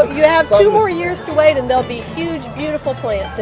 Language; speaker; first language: English; native; English